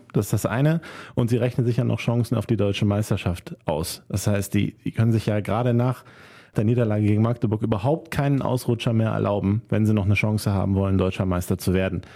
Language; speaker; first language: German; native; German